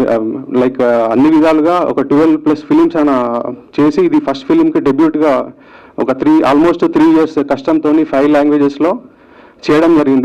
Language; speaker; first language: Telugu; native; Telugu